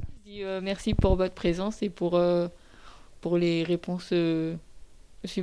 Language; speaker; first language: French; native; French